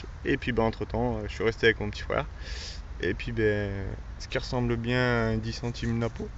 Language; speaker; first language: French; native; French